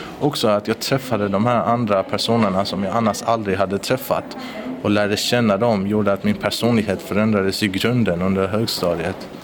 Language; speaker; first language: Swedish; early bilingual, other home language; Persian